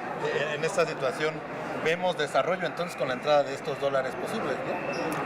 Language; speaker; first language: Spanish; native; Spanish